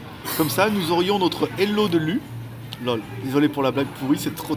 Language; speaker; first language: French; native; French